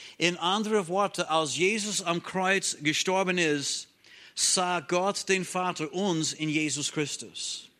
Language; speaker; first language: German; non-native, fluent; English